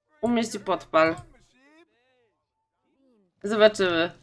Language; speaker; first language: Polish; native; Polish